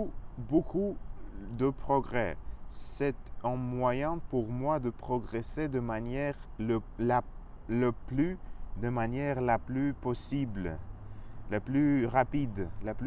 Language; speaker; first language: French; non-native, learner; Russian